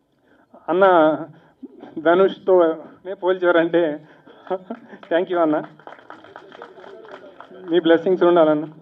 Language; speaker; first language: Telugu; native; Telugu